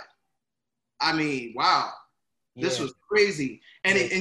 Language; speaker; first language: English; native; English